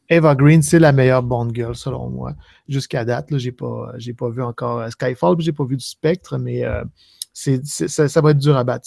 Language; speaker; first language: French; native; French